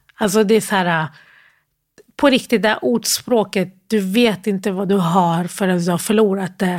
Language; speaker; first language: Swedish; early bilingual, other home language; Arabic